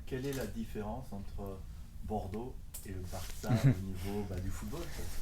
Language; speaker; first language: French; native; French